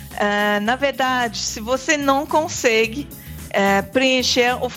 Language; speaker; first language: Portuguese; non-native, fluent; English